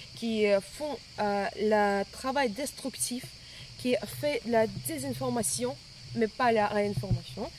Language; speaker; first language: French; non-native, fluent; Russian